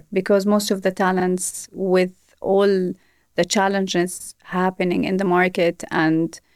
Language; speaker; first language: English; non-native, fluent; Arabic